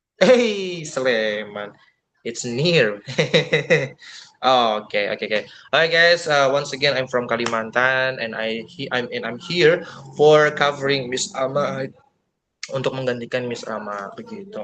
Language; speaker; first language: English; non-native, fluent; Indonesian